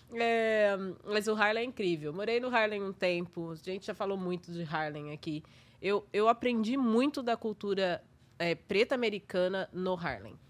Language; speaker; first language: Portuguese; native; Portuguese